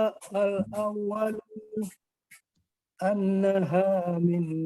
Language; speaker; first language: Arabic; non-native, learner; Indonesian